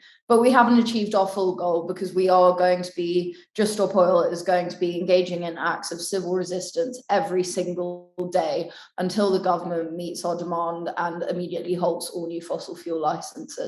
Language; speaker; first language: English; native; English